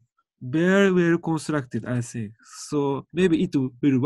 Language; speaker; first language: English; non-native, learner; Japanese